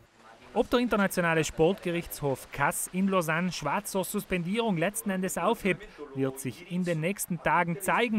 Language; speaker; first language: German; native; German